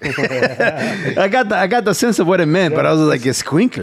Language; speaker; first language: English; early bilingual, other home language; Spanish